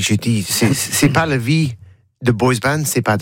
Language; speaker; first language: French; non-native, learner; English